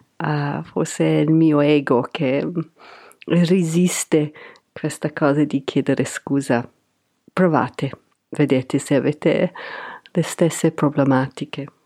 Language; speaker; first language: Italian; non-native, fluent; English